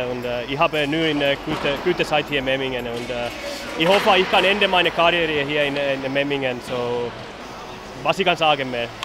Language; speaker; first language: German; non-native, learner; Finnish